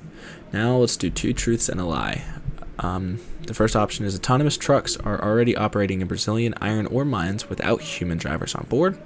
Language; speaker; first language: English; native; English